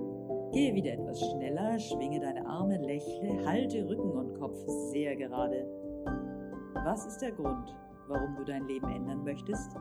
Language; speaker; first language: German; native; German